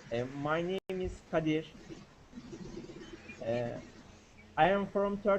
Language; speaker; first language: English; non-native, learner; Turkish